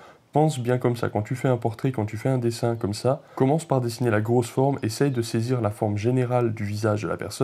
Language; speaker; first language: French; native; French